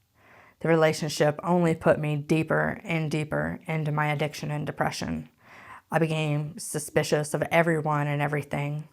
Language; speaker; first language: English; native; English